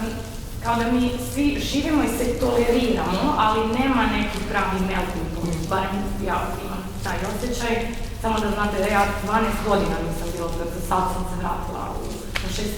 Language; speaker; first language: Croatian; non-native, fluent; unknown